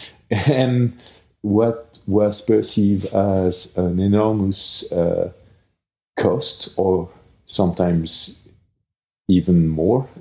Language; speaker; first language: English; non-native, fluent; French